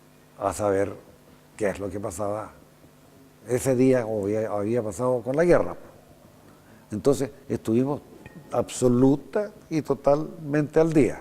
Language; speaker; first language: Spanish; native; Spanish